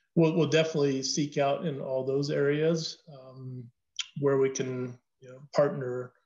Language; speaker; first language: English; native; English